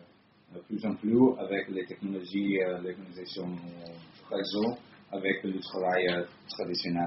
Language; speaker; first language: French; non-native, fluent; Italian